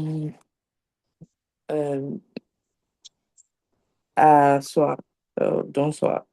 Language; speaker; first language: French; non-native, learner; English